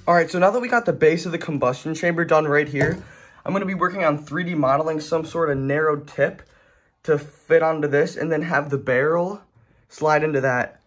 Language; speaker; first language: English; native; English